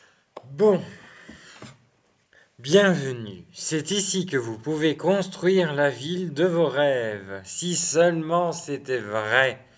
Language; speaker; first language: French; native; French